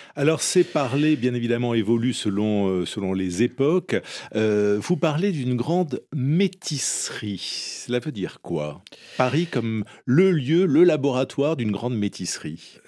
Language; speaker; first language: French; native; French